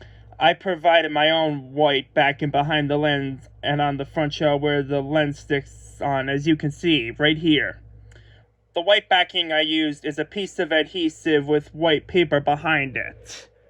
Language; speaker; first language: English; native; English